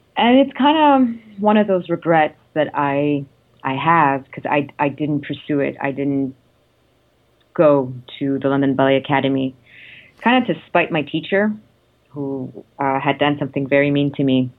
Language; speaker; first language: English; non-native, fluent; Italian